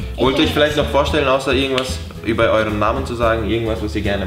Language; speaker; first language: German; native; German